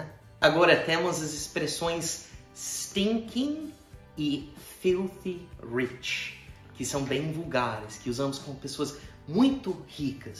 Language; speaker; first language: Portuguese; non-native, fluent; English